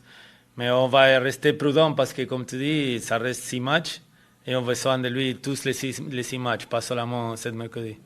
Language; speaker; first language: French; non-native, fluent; Spanish